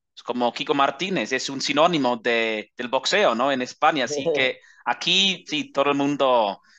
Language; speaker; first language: Spanish; non-native, fluent; English